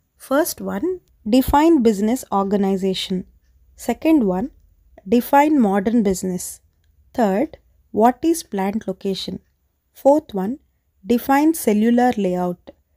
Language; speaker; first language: English; non-native, local second language; Telugu